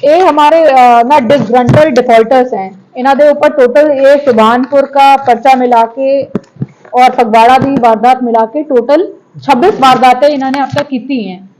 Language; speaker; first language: Hindi; non-native, local second language; Punjabi